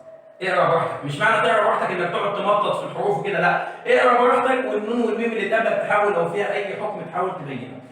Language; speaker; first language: Arabic; native; Arabic